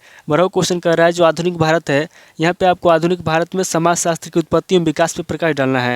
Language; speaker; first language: Hindi; native; Hindi